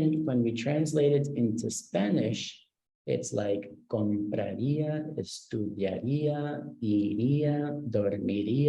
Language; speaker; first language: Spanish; non-native, fluent; English